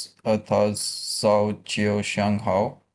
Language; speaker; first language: Chinese; non-native, learner; Urdu